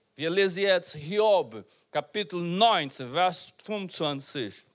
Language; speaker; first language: German; non-native, learner; Portuguese